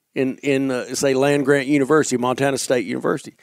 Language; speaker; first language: English; native; English